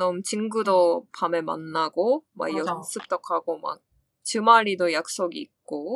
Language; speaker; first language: Korean; non-native, fluent; Japanese